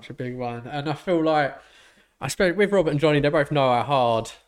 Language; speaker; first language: English; native; English